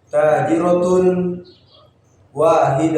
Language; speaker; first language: Arabic; non-native, learner; Indonesian